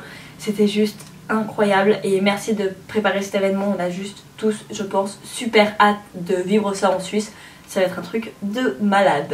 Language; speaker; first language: French; native; French